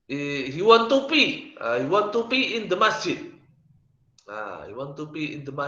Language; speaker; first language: English; non-native, learner; Indonesian